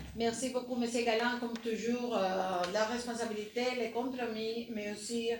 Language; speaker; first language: French; non-native, fluent; Spanish